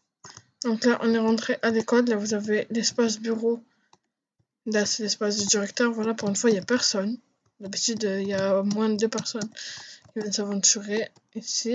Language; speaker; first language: French; native; French